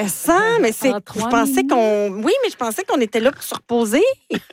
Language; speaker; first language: French; native; French